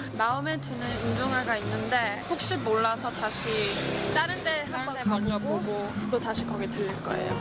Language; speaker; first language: Korean; early bilingual, heritage; English